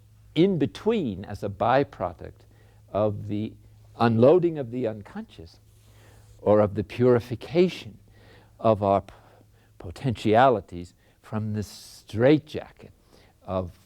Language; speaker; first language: English; native; English